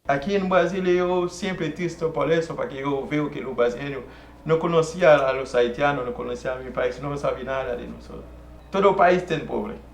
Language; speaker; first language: Portuguese; non-native, learner; Haitian Creole